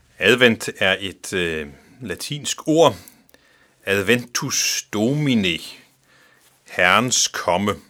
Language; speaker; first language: Danish; non-native, local second language; Faroese